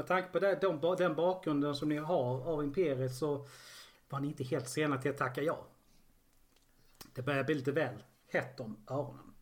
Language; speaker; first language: Swedish; native; Swedish